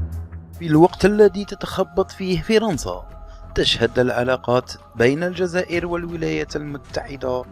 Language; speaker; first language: Arabic; native; Arabic